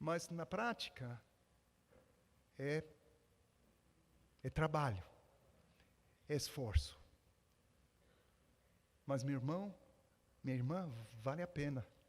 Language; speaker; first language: Portuguese; non-native, fluent; English